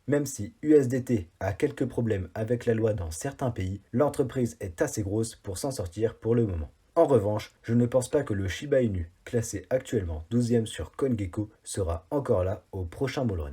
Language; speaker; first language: French; native; French